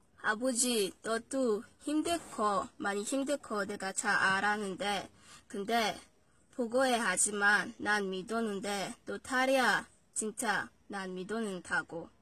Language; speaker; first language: Korean; non-native, learner; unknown